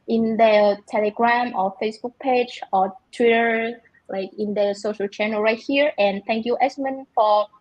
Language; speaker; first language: English; non-native, fluent; Vietnamese